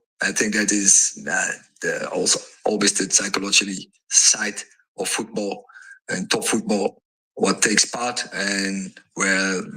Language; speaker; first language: English; non-native, fluent; Dutch